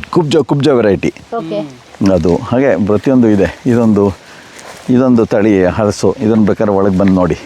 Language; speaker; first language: Kannada; native; Kannada